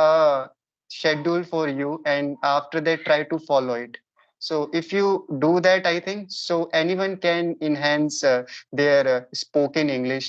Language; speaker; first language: English; non-native, local second language; Hindi